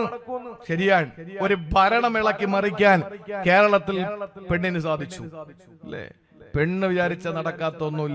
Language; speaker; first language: Malayalam; native; Malayalam